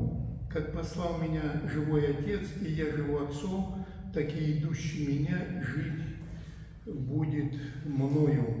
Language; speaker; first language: Russian; native; Russian